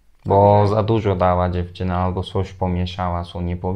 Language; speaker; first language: Polish; non-native, fluent; Turkish